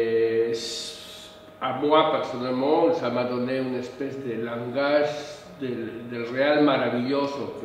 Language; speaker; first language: French; non-native, fluent; Spanish